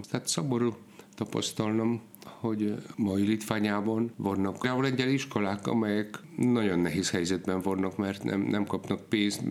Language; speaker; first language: Hungarian; non-native, fluent; Polish